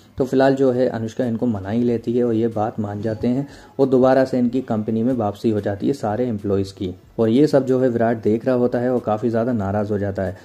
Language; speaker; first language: Hindi; native; Hindi